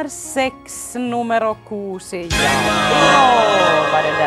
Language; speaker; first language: Swedish; native; Swedish